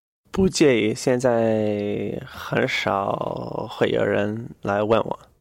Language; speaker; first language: Chinese; non-native, fluent; English